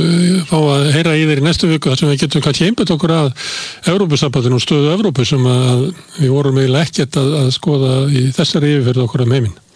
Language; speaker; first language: Icelandic; native; Icelandic